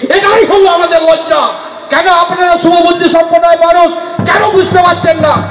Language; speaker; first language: Bangla; non-native, local second language; Santali